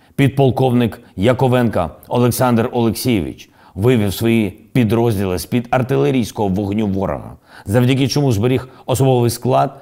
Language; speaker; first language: Ukrainian; non-native, local second language; Russian